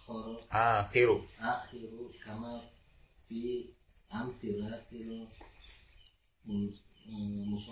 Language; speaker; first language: Arabic; non-native, learner; Indonesian